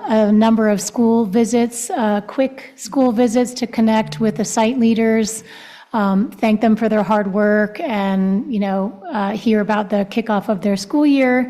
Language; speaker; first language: English; non-native, fluent; Spanish